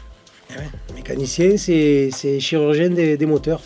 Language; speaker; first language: French; native; French